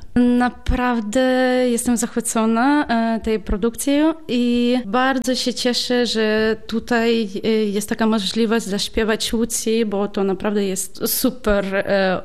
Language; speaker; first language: Polish; non-native, fluent; Ukrainian